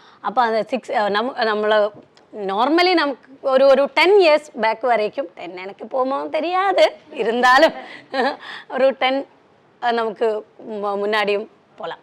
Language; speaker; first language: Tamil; non-native, learner; Malayalam